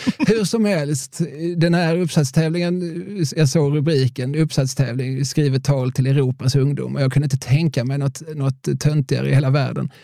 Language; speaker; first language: Swedish; native; Swedish